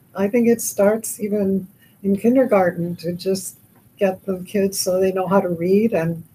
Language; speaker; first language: English; native; English